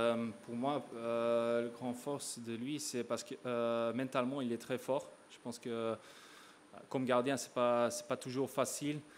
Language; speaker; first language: French; non-native, local second language; Dutch